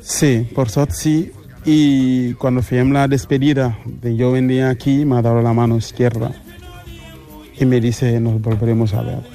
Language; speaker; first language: Spanish; non-native, fluent; Wolof